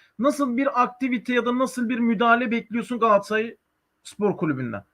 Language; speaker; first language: Turkish; native; Turkish